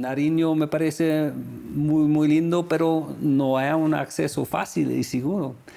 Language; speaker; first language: Spanish; non-native, fluent; German